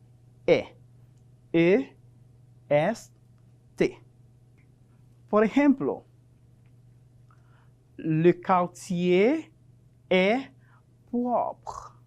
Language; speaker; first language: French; non-native, fluent; Spanish